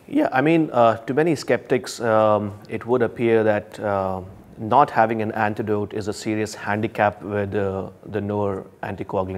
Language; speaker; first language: English; non-native, local second language; Hindi